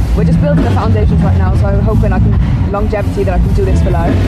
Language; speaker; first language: English; native; English